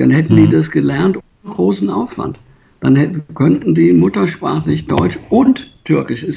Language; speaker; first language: German; native; German